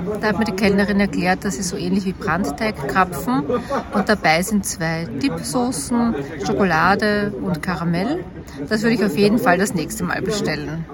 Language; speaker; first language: German; native; German